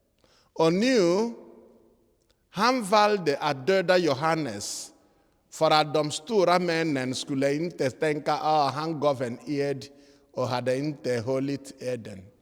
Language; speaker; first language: Swedish; non-native, fluent; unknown